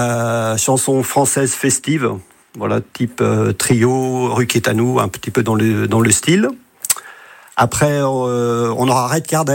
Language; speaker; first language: French; native; French